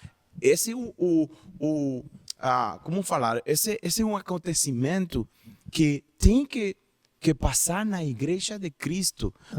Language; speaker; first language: Portuguese; non-native, learner; Spanish